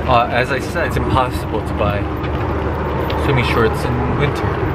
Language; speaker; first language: English; early bilingual, other home language; Korean